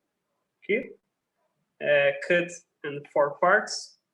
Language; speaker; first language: English; non-native, learner; Portuguese